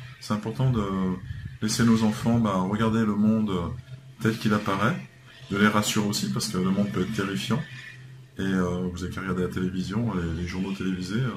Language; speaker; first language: French; native; French